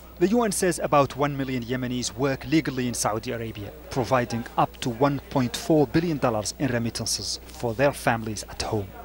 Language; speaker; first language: English; non-native, fluent; Arabic